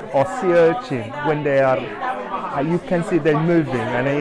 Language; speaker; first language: English; non-native, fluent; Mongolian